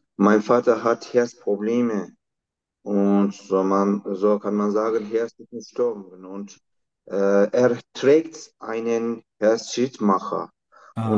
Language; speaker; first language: German; non-native, learner; Turkish